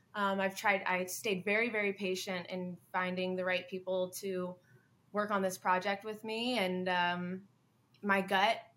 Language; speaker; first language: English; native; English